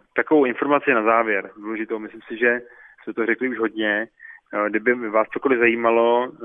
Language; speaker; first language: Czech; native; Czech